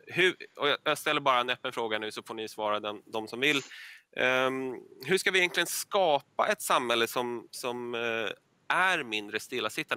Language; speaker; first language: Swedish; native; Swedish